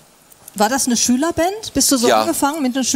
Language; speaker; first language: German; native; German